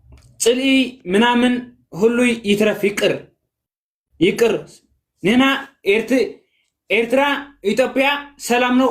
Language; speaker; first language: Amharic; non-native, learner; Tigrinya